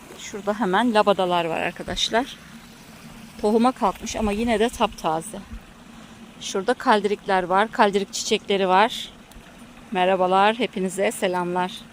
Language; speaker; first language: Turkish; native; Turkish